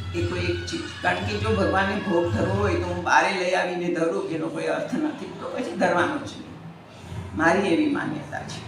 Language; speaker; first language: Gujarati; early bilingual, heritage; Gujarati